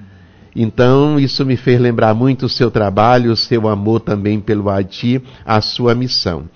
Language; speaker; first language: Portuguese; native; Portuguese